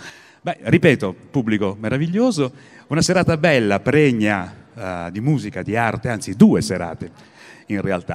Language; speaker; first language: Italian; native; Italian